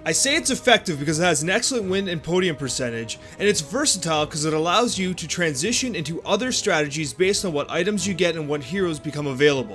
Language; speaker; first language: English; native; English